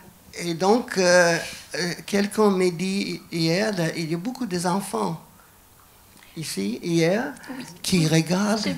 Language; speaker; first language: French; non-native, fluent; English